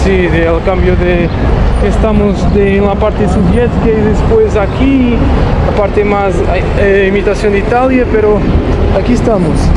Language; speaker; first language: Spanish; non-native, learner; Portuguese